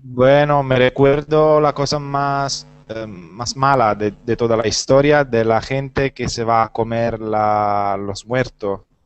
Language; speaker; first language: Spanish; non-native, learner; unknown